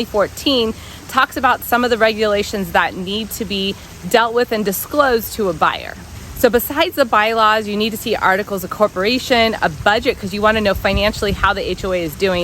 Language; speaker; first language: English; native; English